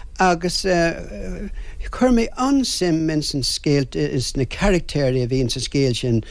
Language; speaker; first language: Irish; non-native, local second language; English